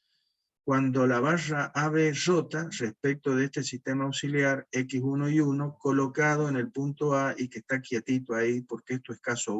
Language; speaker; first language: Spanish; native; Spanish